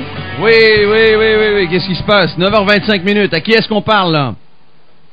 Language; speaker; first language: French; native; French